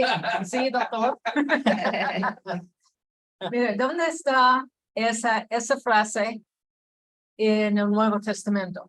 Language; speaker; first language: Spanish; non-native, fluent; English